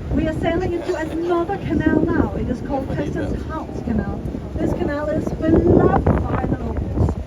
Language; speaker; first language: English; non-native, fluent; Danish